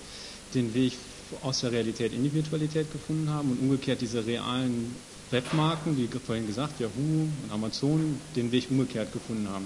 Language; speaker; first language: German; native; German